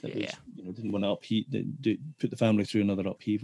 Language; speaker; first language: English; native; English